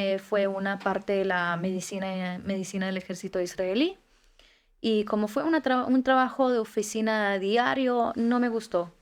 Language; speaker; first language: Spanish; early bilingual, heritage; Spanish